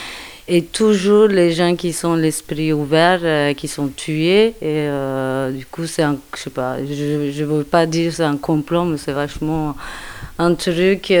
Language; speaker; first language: French; non-native, fluent; Turkish